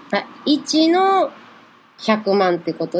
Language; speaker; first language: Japanese; native; Japanese